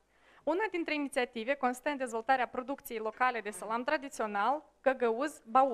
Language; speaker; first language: Romanian; native; Romanian